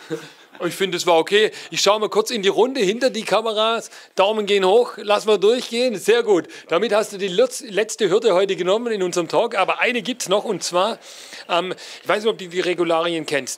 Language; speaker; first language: German; native; German